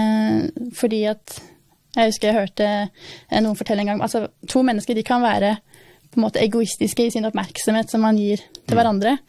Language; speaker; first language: Norwegian; native; Norwegian